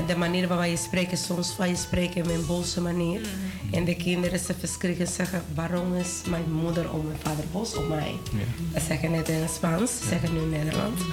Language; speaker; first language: Dutch; non-native, learner; Spanish